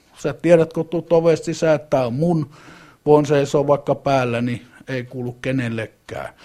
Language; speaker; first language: Finnish; native; Finnish